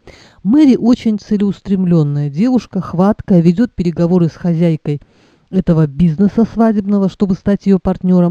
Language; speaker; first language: Russian; native; Russian